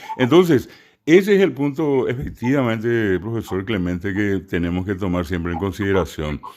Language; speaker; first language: Spanish; non-native, local second language; Guarani